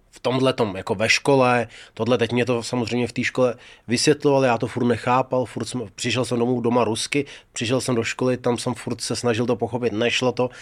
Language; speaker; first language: Czech; early bilingual, other home language; Russian